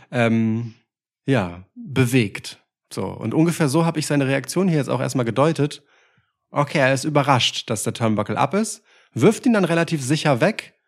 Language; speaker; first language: German; early bilingual, other home language; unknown